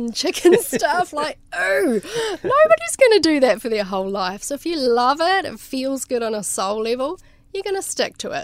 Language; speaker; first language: English; native; English